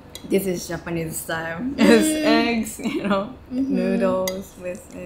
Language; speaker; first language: English; non-native, learner; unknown